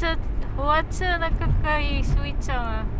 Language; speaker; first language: Chinese; non-native, learner; Indonesian